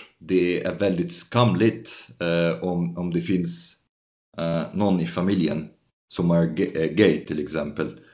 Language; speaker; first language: Swedish; non-native, fluent; Arabic